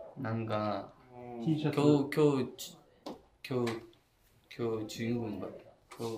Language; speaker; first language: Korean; native; Korean